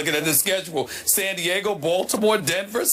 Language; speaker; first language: English; native; English